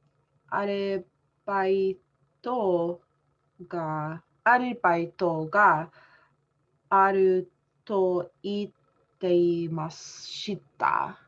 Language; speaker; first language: Japanese; non-native, learner; English